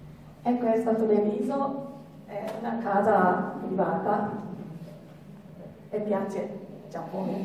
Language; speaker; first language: Italian; non-native, learner; Japanese